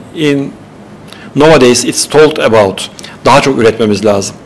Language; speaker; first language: English; non-native, fluent; Turkish